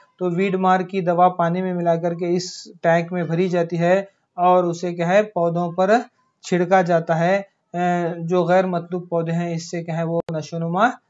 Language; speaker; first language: Urdu; native; Urdu